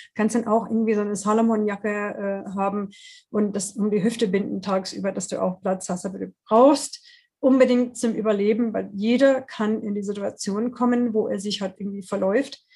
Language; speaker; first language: German; non-native, fluent; English